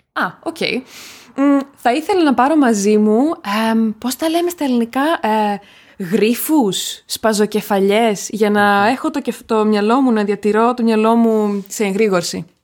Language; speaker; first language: Greek; native; Greek